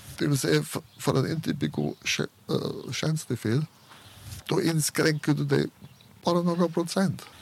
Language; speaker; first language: Swedish; non-native, fluent; German